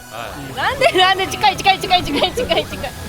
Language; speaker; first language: Japanese; native; Japanese